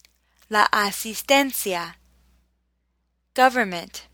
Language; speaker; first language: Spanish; non-native, fluent; English